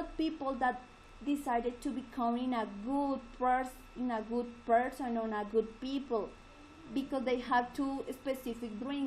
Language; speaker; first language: English; non-native, learner; Spanish